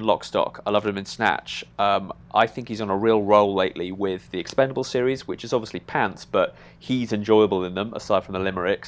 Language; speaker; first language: English; native; English